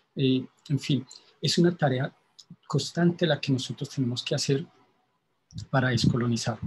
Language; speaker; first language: Spanish; native; Spanish